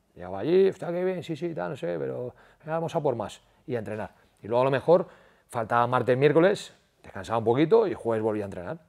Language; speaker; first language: Spanish; native; Spanish